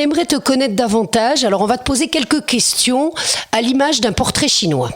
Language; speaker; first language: French; native; French